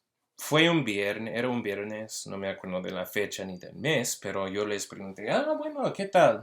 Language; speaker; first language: Spanish; early bilingual, heritage; Spanish